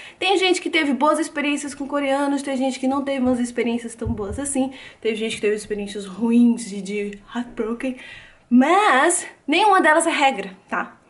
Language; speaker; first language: Portuguese; native; Portuguese